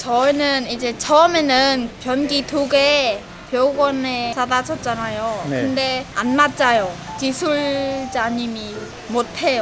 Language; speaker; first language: Korean; non-native, learner; Khmer